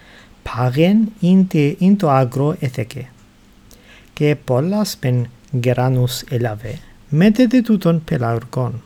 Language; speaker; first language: Greek; non-native, learner; English